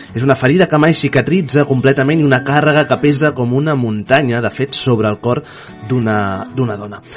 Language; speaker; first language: Catalan; native; Catalan